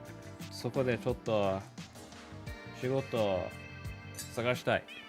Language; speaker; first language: Japanese; non-native, learner; English